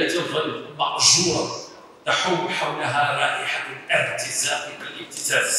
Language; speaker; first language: Arabic; native; Arabic